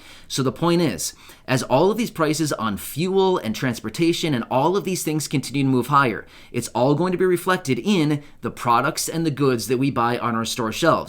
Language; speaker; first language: English; native; English